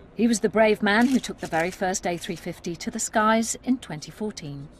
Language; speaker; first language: English; native; English